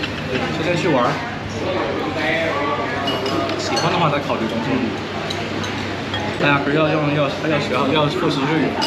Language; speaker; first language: Chinese; early bilingual, heritage; Chinese